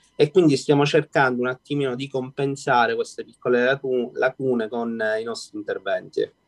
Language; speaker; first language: Italian; native; Italian